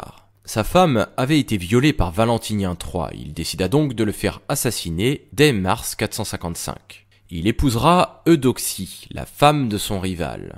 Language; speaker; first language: French; native; French